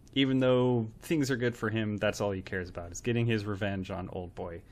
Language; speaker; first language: English; native; English